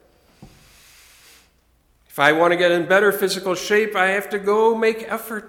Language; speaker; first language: English; native; English